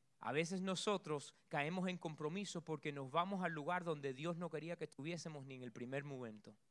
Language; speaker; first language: Spanish; early bilingual, heritage; Spanish